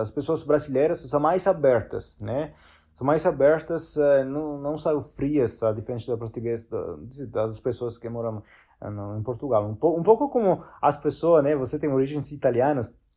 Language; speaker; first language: Portuguese; non-native, fluent; Italian